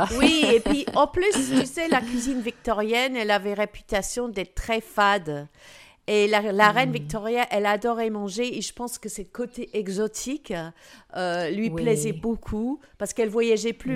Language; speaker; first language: French; non-native, fluent; English